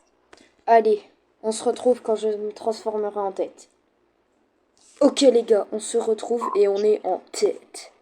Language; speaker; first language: French; native; French